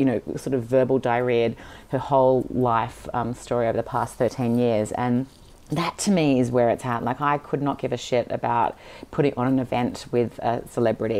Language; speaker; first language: English; native; English